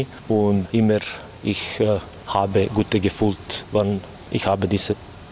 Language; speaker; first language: German; non-native, learner; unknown